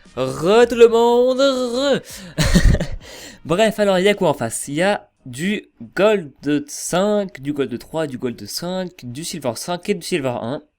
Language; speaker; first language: French; native; French